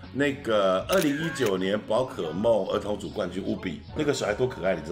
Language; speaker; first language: Chinese; native; Chinese